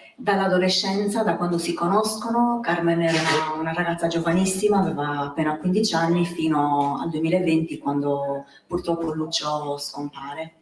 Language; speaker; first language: Italian; native; Italian